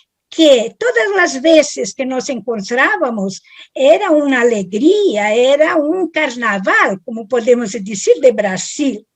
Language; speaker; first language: Spanish; non-native, fluent; Italian